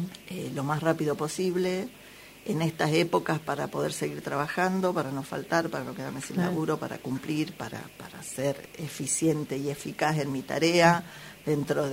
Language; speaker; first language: Spanish; native; Spanish